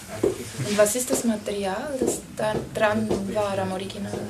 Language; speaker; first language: German; non-native, fluent; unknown